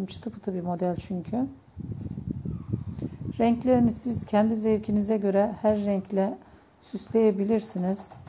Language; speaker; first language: Turkish; native; Turkish